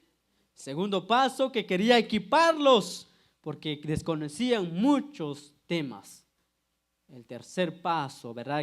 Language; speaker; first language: Spanish; native; Spanish